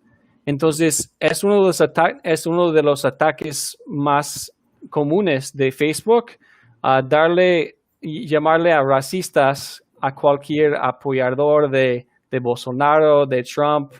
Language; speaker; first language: Spanish; early bilingual, heritage; Spanish